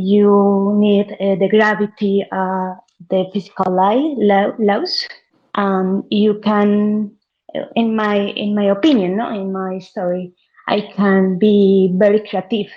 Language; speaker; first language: English; non-native, learner; Spanish